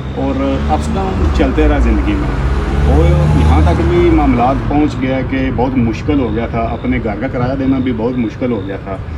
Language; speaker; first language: Urdu; non-native, local second language; Punjabi